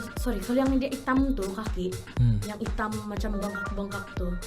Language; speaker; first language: Malay; native; Malay